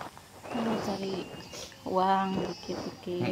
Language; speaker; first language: Indonesian; non-native, local second language; Sundanese